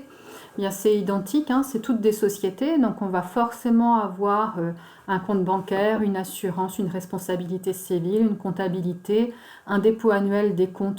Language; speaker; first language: French; native; French